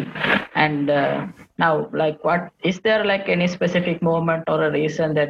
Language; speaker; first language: English; non-native, local second language; Sinhala